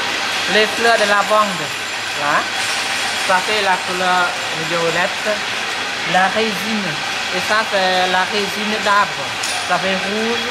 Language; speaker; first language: French; non-native, fluent; Khmer